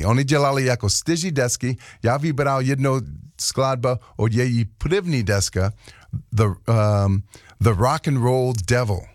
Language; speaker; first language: Czech; non-native, learner; English